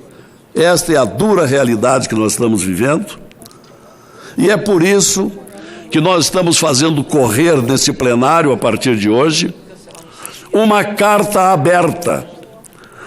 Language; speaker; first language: Portuguese; native; Portuguese